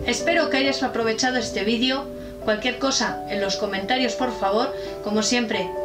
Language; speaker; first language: Spanish; native; Spanish